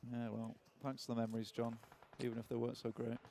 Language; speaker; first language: English; native; English